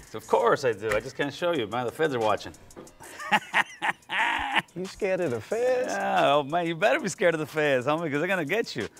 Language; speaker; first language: English; native; English